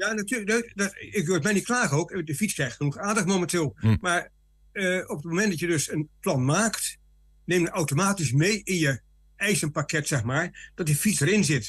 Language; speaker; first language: Dutch; native; Dutch